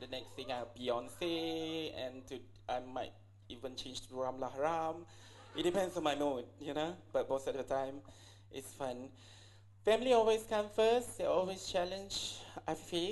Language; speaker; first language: English; non-native, local second language; Malay